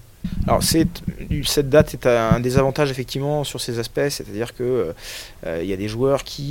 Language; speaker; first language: French; native; French